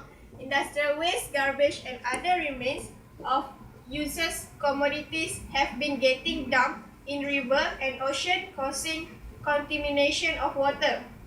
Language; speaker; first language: English; non-native, learner; Malay